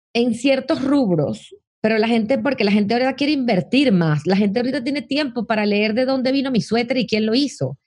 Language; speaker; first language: Spanish; native; Spanish